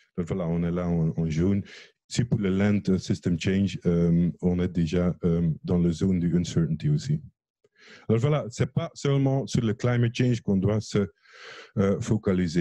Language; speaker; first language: French; non-native, fluent; Dutch